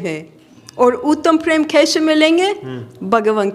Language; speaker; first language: Hindi; non-native, fluent; English